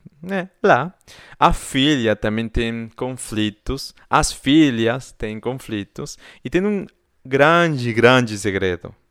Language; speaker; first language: Portuguese; non-native, fluent; Spanish